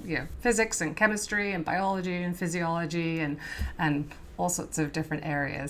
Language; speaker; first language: English; native; English